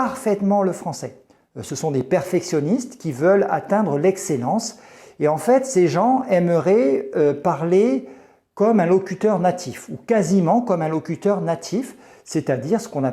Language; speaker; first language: French; native; French